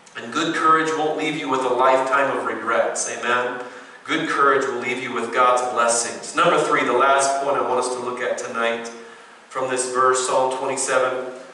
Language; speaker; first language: English; native; English